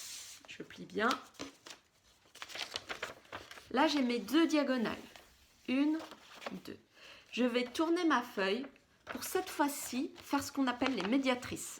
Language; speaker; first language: French; native; French